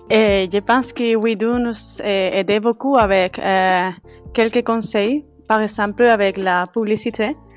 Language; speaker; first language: French; non-native, fluent; Spanish